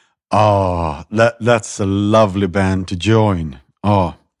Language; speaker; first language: English; non-native, fluent; Swedish